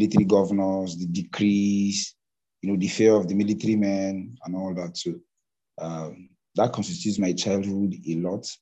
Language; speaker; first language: English; non-native, local second language; Hausa